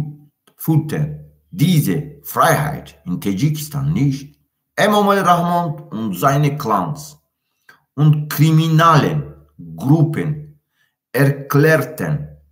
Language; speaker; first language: German; non-native, learner; Tajik